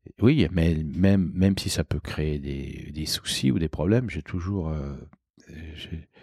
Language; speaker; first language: French; native; French